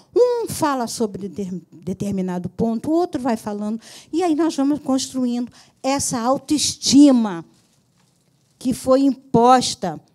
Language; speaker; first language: Portuguese; native; Portuguese